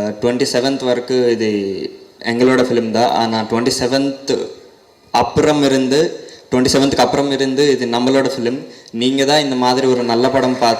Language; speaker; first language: Tamil; non-native, learner; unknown